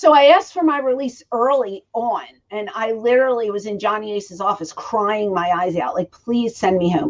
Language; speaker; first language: English; native; English